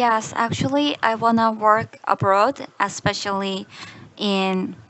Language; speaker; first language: English; non-native, learner; Korean